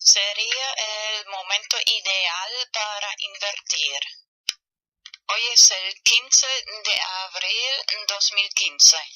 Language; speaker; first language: Spanish; non-native, fluent; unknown